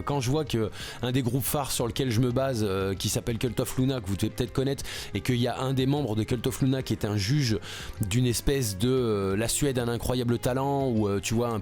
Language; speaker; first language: French; native; French